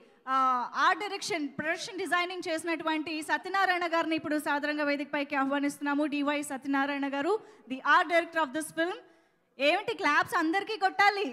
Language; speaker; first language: Telugu; native; Telugu